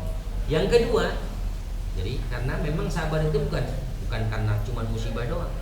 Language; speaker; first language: Indonesian; native; Indonesian